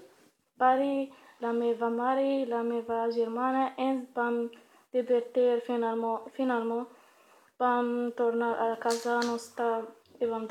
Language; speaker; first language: Catalan; non-native, learner; Arabic